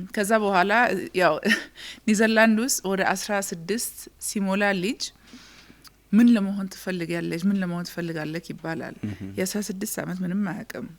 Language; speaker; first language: Amharic; early bilingual, heritage; Amharic